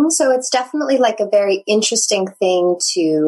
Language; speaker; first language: English; native; English